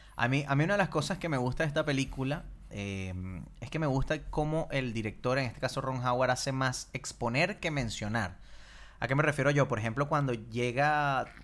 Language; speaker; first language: Spanish; native; Spanish